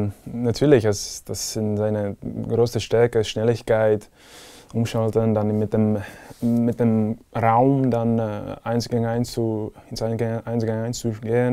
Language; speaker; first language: German; non-native, fluent; Czech